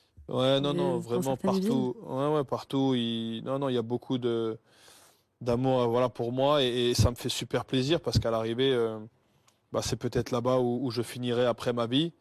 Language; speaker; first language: French; native; French